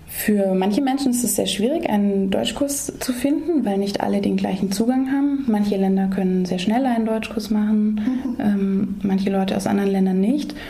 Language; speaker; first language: German; native; German